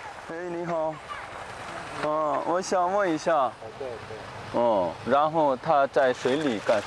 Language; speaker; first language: Chinese; non-native, learner; Korean